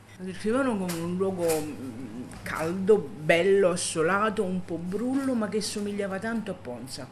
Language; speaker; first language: Italian; native; Italian